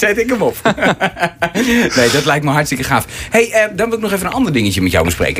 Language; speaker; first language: Dutch; native; Dutch